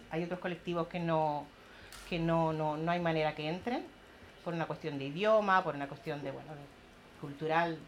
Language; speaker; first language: Spanish; native; Spanish